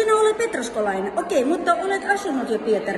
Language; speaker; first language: Finnish; non-native, fluent; Russian